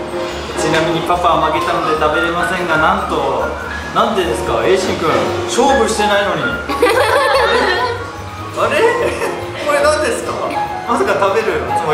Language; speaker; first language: Japanese; native; Japanese